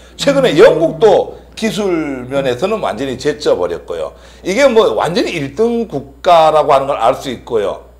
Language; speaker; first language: Korean; native; Korean